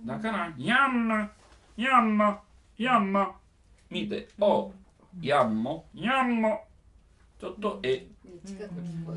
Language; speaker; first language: Japanese; non-native, learner; Italian